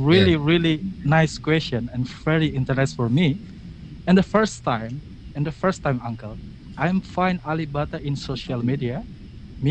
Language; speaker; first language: English; non-native, learner; Indonesian